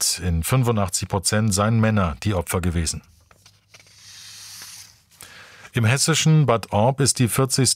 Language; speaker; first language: German; native; German